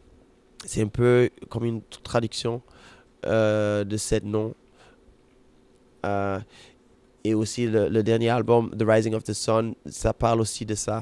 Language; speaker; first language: French; non-native, fluent; German